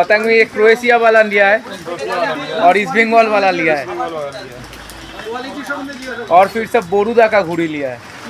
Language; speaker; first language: Hindi; non-native, local second language; Bangla